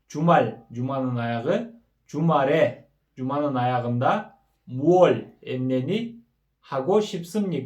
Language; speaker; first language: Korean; non-native, fluent; Kyrgyz